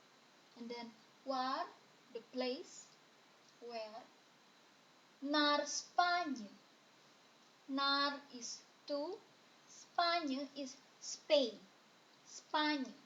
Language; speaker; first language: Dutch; non-native, fluent; Indonesian